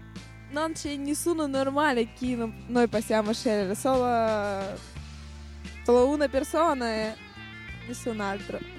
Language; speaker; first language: Italian; non-native, learner; Russian